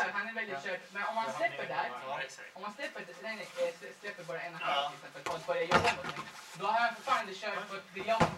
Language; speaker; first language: Swedish; non-native, fluent; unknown